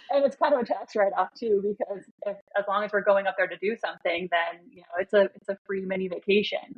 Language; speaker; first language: English; native; English